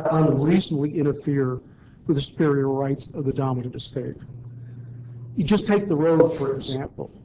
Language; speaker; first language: English; native; English